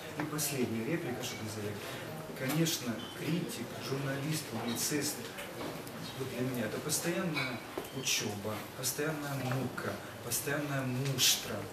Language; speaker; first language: Russian; native; Russian